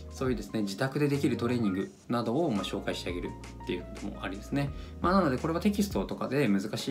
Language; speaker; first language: Japanese; native; Japanese